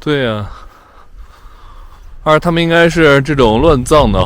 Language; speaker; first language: Chinese; native; Chinese